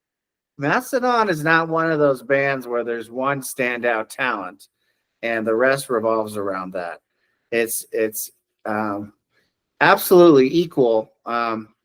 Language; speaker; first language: English; native; English